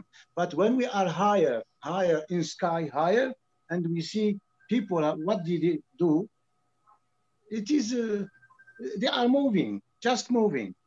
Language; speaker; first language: English; non-native, learner; French